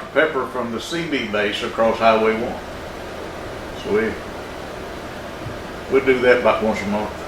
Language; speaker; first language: English; native; English